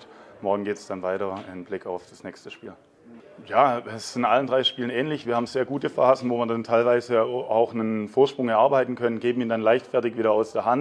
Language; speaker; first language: German; native; German